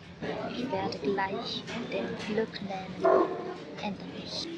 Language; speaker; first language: German; non-native, learner; Japanese